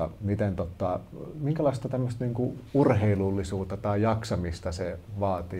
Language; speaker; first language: Finnish; native; Finnish